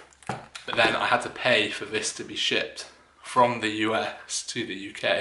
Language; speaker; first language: English; native; English